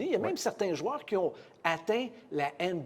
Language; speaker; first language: French; native; French